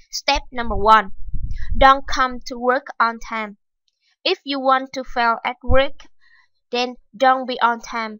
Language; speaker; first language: English; non-native, fluent; Vietnamese